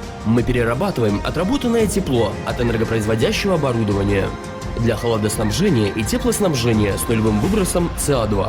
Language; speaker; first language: Russian; native; Russian